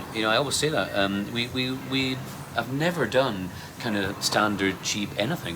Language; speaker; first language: English; native; English